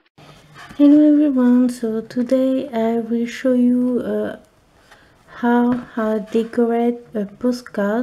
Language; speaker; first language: English; non-native, learner; French